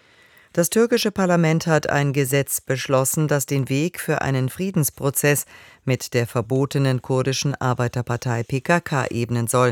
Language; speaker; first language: German; native; German